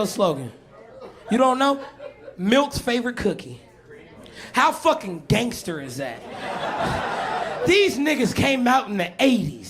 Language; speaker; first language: English; native; English